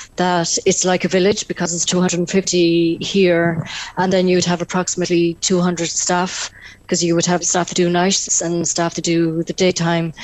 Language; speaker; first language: English; native; English